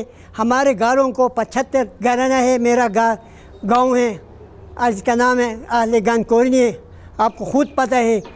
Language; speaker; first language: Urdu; non-native, local second language; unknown